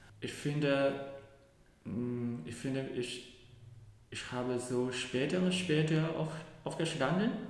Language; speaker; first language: German; non-native, learner; Cantonese